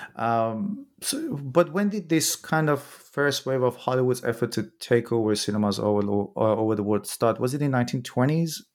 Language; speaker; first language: English; non-native, fluent; Persian